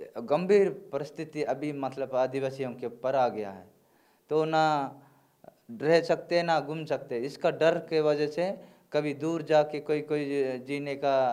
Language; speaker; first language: Hindi; non-native, local second language; Gondi